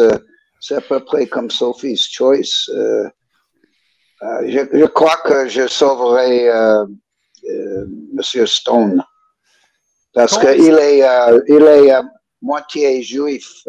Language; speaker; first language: French; non-native, fluent; English